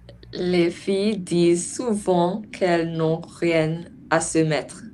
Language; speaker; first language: French; non-native, learner; English